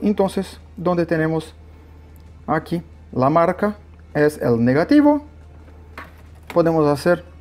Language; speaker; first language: Spanish; non-native, learner; Portuguese